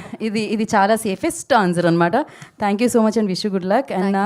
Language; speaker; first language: Telugu; native; Telugu